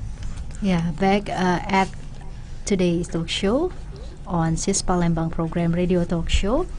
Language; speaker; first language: English; non-native, local second language; Indonesian